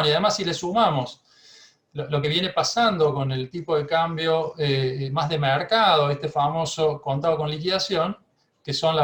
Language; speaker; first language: Spanish; native; Spanish